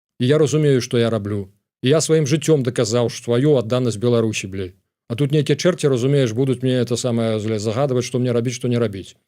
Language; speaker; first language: Belarusian; native; Belarusian